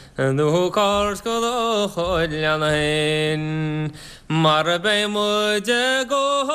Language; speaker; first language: Irish; native; Irish